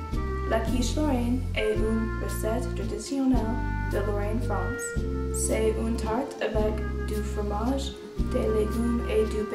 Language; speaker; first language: French; non-native, learner; English